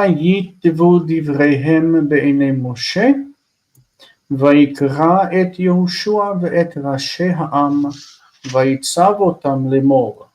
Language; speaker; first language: Hebrew; non-native, fluent; English